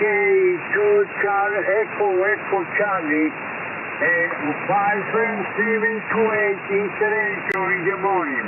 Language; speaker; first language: English; non-native, learner; Italian